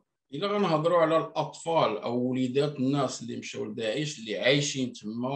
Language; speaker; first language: Arabic; native; Arabic